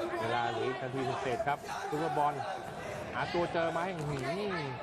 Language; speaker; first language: Thai; native; Thai